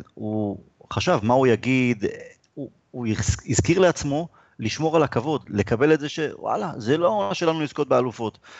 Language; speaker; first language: Hebrew; native; Hebrew